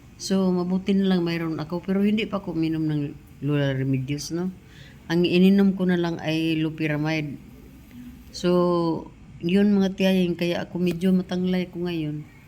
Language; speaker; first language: Filipino; non-native, local second language; Cebuano